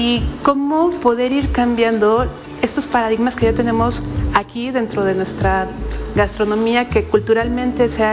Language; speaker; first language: Spanish; native; Spanish